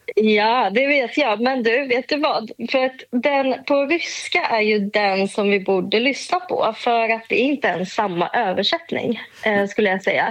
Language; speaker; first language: Swedish; early bilingual, other home language; Russian